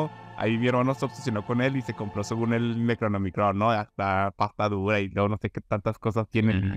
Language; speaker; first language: Spanish; native; Spanish